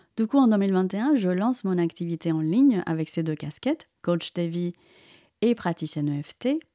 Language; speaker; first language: French; non-native, fluent; Spanish